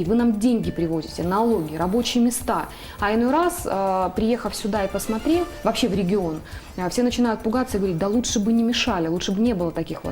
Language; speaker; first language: Russian; native; Russian